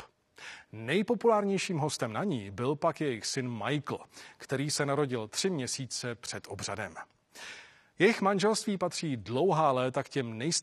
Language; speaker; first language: Czech; native; Czech